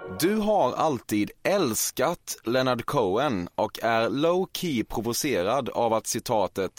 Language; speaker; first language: Swedish; native; Swedish